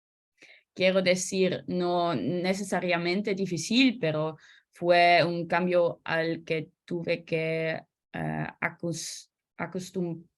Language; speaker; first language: Spanish; non-native, learner; Dutch